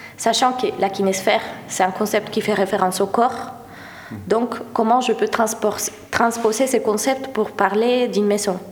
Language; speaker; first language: French; non-native, fluent; Spanish